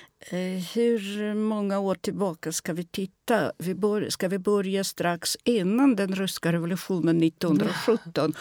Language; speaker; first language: Swedish; non-native, fluent; Russian